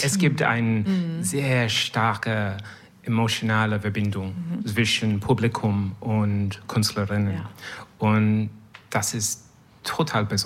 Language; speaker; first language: German; non-native, learner; English